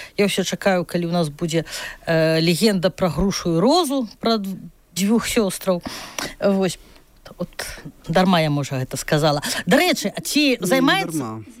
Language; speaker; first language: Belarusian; native; Belarusian